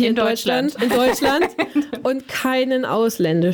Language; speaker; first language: German; native; German